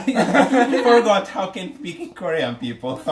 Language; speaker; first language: English; non-native, learner; Portuguese